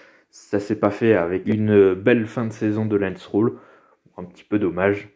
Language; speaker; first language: French; native; French